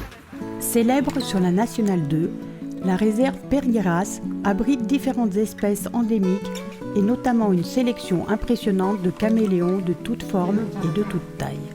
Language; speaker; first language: French; native; French